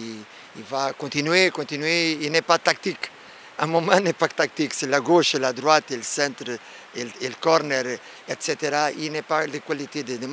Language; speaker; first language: French; non-native, learner; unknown